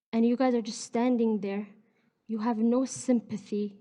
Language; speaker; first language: English; early bilingual, other home language; Arabic